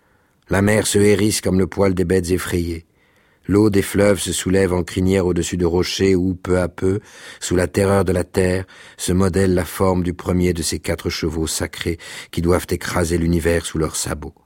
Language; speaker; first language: French; native; French